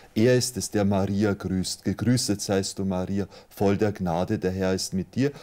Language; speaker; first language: German; native; German